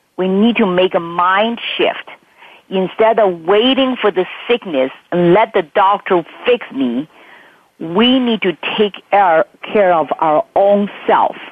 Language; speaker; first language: English; non-native, fluent; Chinese